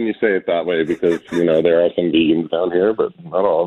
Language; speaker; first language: English; native; English